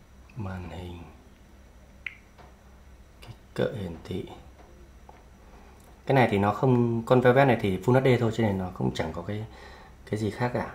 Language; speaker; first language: Vietnamese; native; Vietnamese